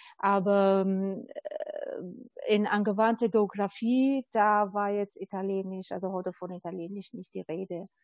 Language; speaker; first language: German; non-native, fluent; Albanian